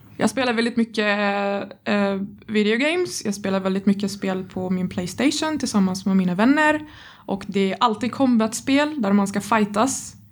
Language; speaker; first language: Swedish; non-native, fluent; Arabic